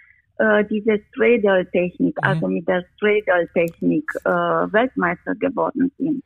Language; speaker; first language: German; non-native, fluent; Romanian